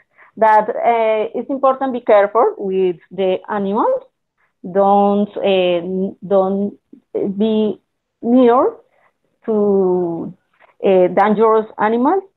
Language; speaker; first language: English; non-native, learner; Spanish